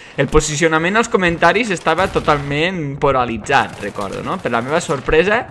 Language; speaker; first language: Catalan; native; Catalan